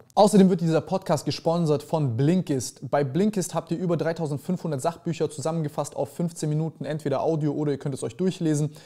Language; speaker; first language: German; early bilingual, other home language; Serbian